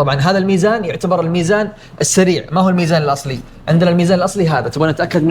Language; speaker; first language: Arabic; native; Arabic